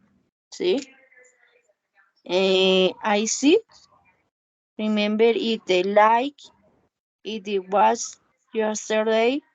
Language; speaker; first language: English; non-native, learner; Spanish